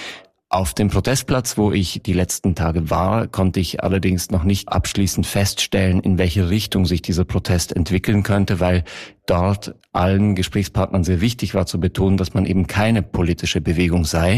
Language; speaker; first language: German; native; German